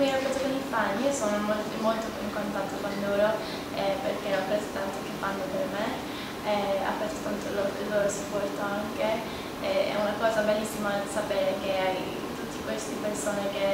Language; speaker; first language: Italian; non-native, fluent; Maltese